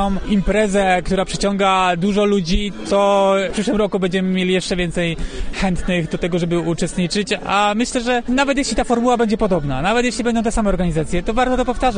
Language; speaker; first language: Polish; native; Polish